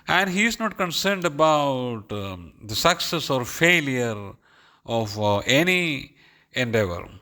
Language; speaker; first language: English; non-native, local second language; Malayalam